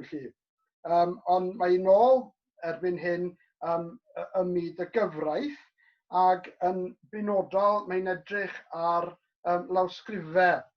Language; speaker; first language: Welsh; native; Welsh